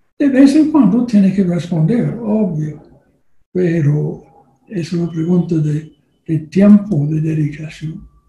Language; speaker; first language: Spanish; non-native, learner; English